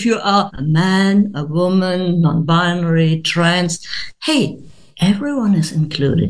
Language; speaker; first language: English; non-native, fluent; German